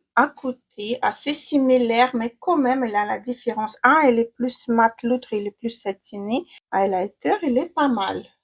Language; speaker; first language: French; non-native, fluent; Ukrainian